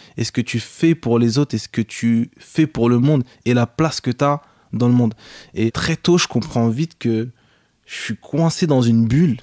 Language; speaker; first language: French; native; French